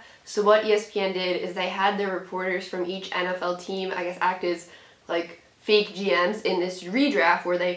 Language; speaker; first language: English; native; English